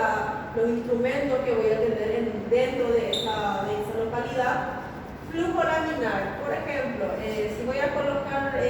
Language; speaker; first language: Spanish; native; Spanish